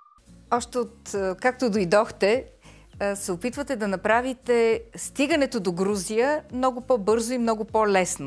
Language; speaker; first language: Bulgarian; native; Bulgarian